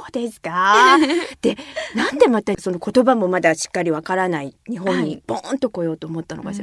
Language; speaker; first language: Japanese; native; Japanese